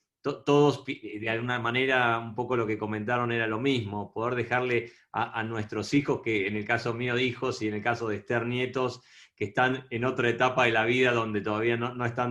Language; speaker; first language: Spanish; native; Spanish